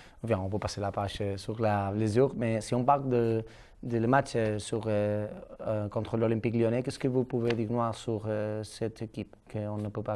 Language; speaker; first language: French; non-native, learner; Catalan